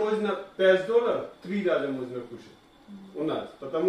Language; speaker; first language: Russian; non-native, learner; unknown